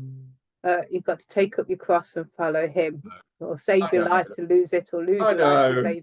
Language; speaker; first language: English; native; English